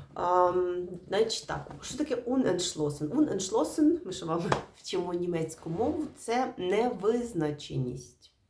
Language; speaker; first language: Ukrainian; native; Ukrainian